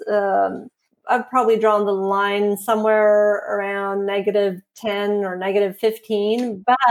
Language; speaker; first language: English; non-native, fluent; Swedish